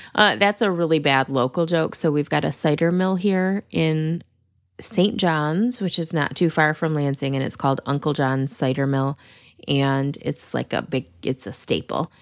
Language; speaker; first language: English; native; English